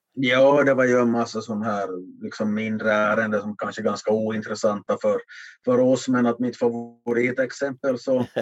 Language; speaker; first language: Swedish; native; Swedish